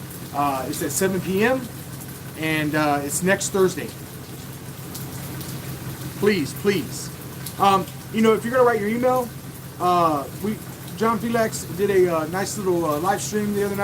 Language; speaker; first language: English; native; English